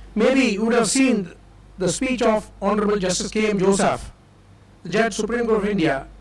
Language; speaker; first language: English; non-native, local second language; Tamil